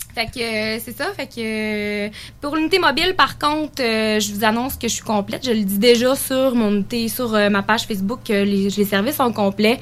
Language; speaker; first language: French; native; French